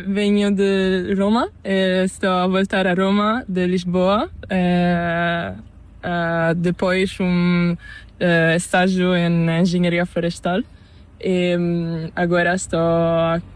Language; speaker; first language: Spanish; non-native, learner; Portuguese